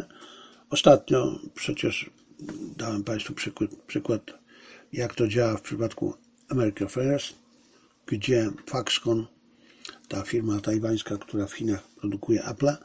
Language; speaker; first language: Polish; native; Polish